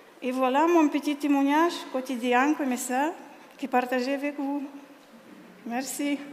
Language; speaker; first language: French; non-native, learner; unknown